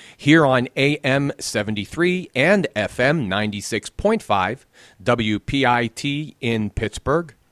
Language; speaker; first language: English; native; English